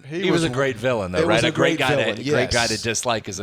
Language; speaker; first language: English; native; English